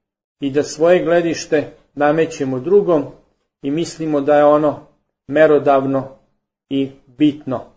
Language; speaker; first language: Serbian; native; Serbian